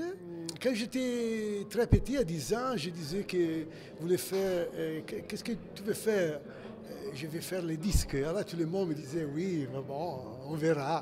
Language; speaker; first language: French; non-native, fluent; Italian